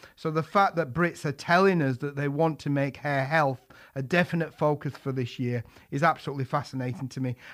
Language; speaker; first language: English; native; English